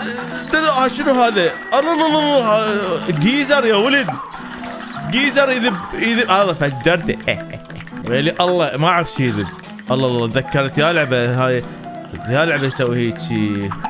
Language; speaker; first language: Arabic; native; Arabic